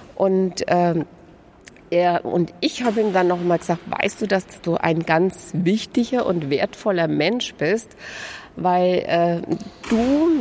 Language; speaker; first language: German; native; German